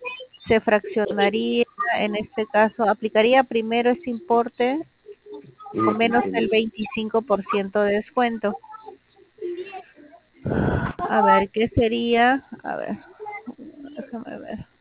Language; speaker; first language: Spanish; native; Spanish